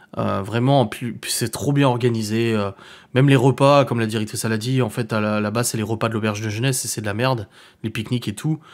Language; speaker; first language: French; native; French